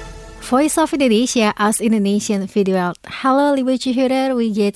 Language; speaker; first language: German; non-native, fluent; Indonesian